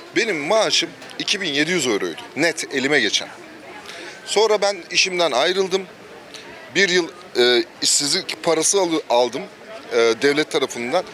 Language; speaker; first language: Turkish; native; Turkish